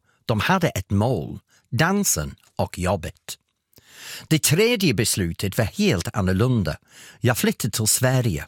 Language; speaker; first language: Swedish; non-native, fluent; English